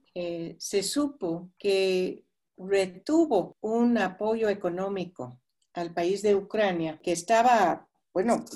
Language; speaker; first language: Spanish; non-native, fluent; English